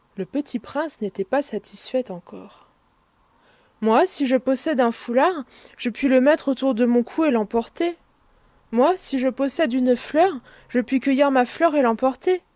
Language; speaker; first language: French; native; French